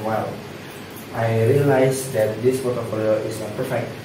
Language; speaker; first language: English; non-native, learner; Indonesian